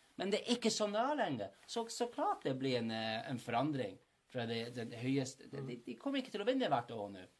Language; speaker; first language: Norwegian; non-native, fluent; English